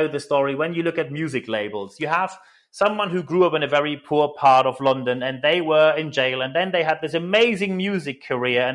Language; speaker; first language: English; non-native, fluent; German